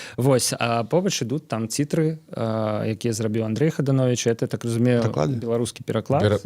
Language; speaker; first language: Belarusian; native; Belarusian